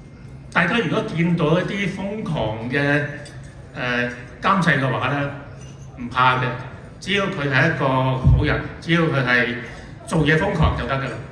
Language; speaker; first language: Cantonese; native; Cantonese